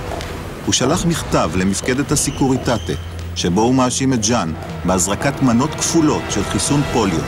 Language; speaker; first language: Hebrew; native; Hebrew